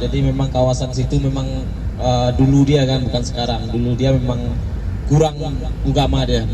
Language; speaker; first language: Malay; non-native, local second language; Minangkabau